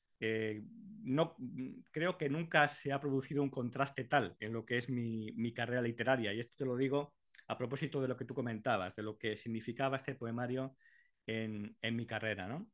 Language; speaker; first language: Spanish; native; Spanish